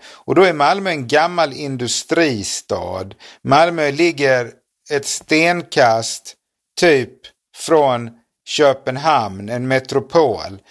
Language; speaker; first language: Swedish; native; Swedish